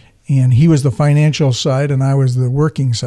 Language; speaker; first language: English; native; English